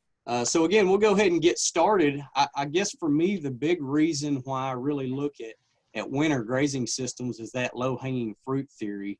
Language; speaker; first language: English; native; English